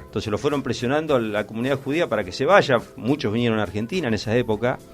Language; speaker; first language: Spanish; native; Spanish